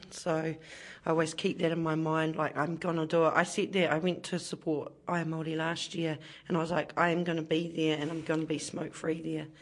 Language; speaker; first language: English; native; English